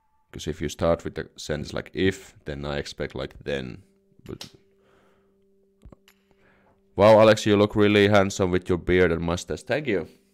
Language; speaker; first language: English; non-native, fluent; Finnish